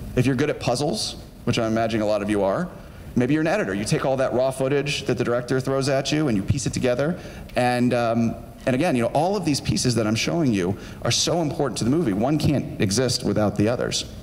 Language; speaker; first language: English; native; English